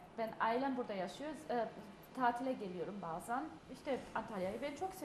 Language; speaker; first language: Turkish; early bilingual, heritage; Turkish